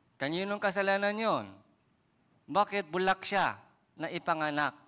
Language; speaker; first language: Filipino; non-native, fluent; Korean